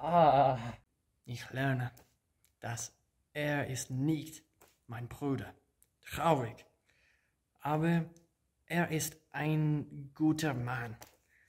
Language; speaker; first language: German; non-native, learner; English